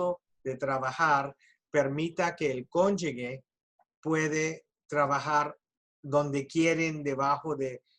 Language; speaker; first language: Spanish; early bilingual, heritage; Spanish